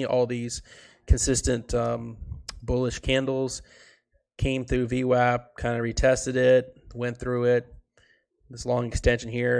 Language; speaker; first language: English; native; English